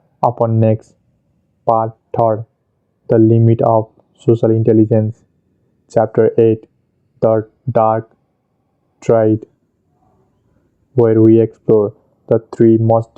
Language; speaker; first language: English; non-native, fluent; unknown